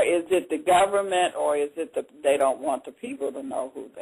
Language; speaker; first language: English; native; English